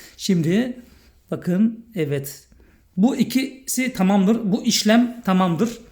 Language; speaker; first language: Turkish; native; Turkish